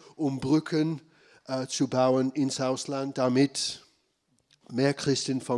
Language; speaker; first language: German; non-native, fluent; English